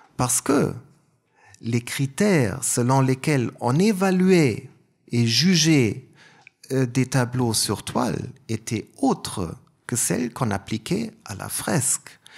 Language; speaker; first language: French; non-native, fluent; German